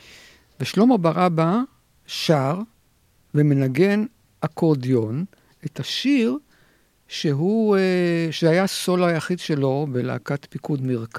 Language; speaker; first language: Hebrew; native; Hebrew